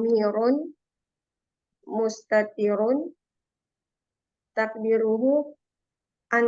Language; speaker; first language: Arabic; non-native, learner; Indonesian